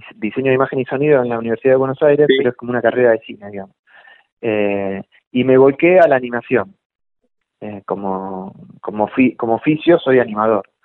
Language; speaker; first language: Spanish; native; Spanish